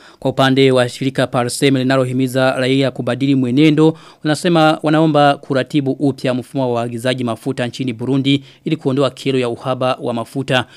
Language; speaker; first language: Swahili; non-native, local second language; Rundi